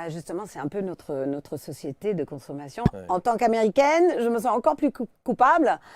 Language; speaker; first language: French; non-native, fluent; English